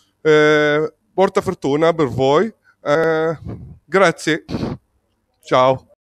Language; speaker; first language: Italian; non-native, learner; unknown